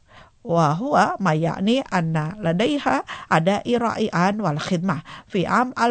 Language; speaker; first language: Arabic; non-native, fluent; Indonesian